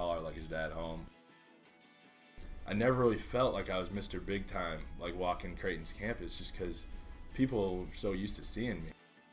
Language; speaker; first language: English; native; English